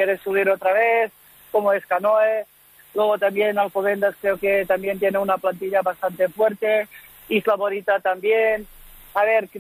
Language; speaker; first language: Spanish; non-native, fluent; Serbian